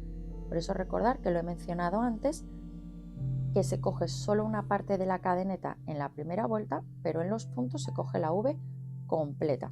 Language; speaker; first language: Spanish; native; Spanish